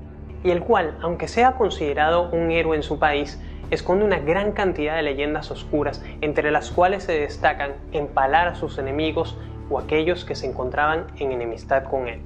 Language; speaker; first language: Spanish; native; Spanish